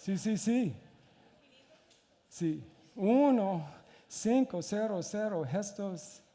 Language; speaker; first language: Spanish; non-native, learner; English